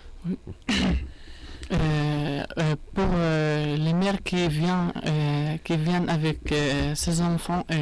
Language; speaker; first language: French; non-native, learner; Arabic